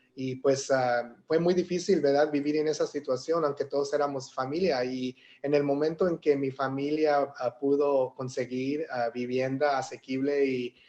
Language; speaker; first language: Spanish; early bilingual, heritage; Spanish